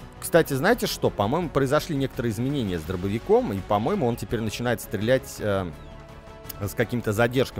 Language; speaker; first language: Russian; native; Russian